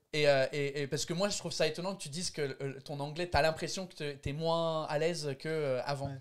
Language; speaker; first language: French; non-native, fluent; English